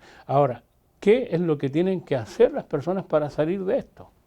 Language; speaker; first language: Spanish; native; Spanish